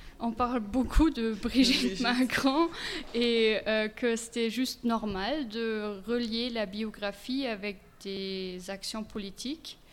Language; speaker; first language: French; non-native, fluent; German